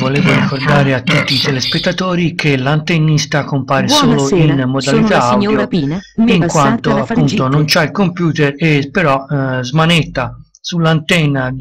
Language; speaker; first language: Italian; native; Italian